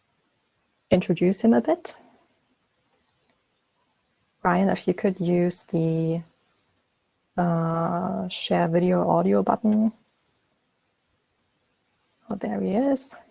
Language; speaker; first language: English; non-native, fluent; German